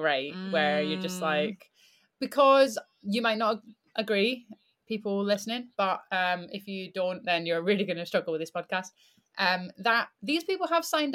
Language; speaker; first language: English; native; English